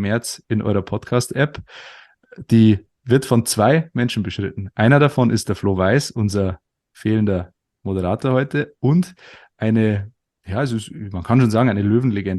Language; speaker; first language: German; native; German